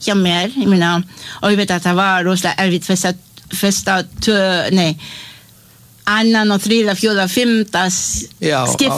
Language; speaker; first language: Icelandic; non-native, learner; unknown